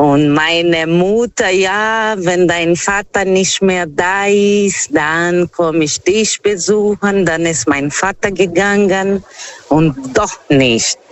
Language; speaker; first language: German; non-native, learner; Portuguese